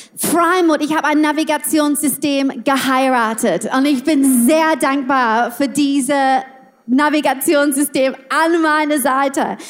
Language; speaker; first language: German; non-native, learner; English